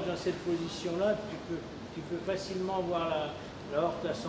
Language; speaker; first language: French; native; French